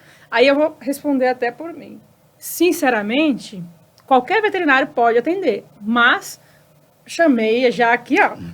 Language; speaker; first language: Portuguese; native; Portuguese